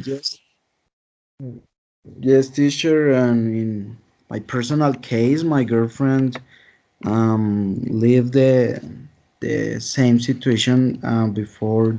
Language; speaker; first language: English; non-native, learner; Spanish